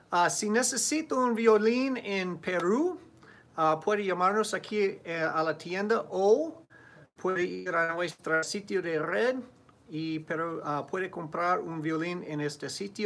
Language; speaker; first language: Spanish; non-native, learner; English